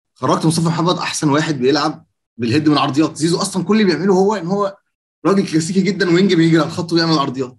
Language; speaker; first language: Arabic; native; Arabic